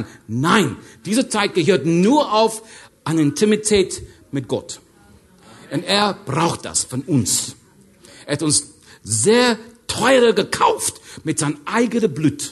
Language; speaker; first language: German; non-native, learner; English